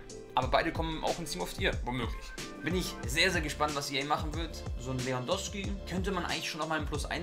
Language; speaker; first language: German; native; German